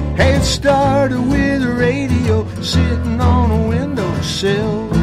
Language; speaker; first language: English; native; English